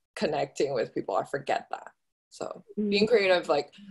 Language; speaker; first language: English; early bilingual, other home language; Chinese